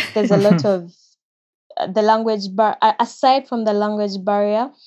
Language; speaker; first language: English; non-native, local second language; Ganda